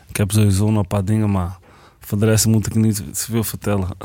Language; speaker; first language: Dutch; non-native, learner; Portuguese